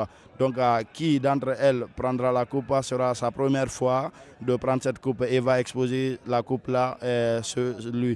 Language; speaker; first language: French; non-native, local second language; Fula